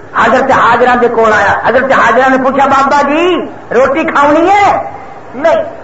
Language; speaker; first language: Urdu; non-native, local second language; Saraiki